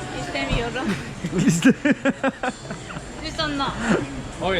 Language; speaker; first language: Turkish; non-native, learner; Korean